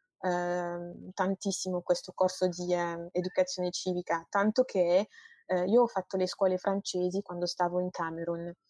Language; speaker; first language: Italian; non-native, fluent; French